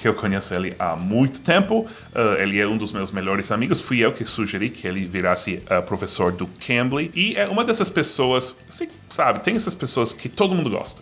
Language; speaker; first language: Portuguese; non-native, fluent; English